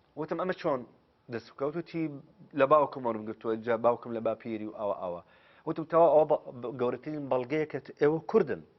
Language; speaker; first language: Kurdish; non-native, fluent; Arabic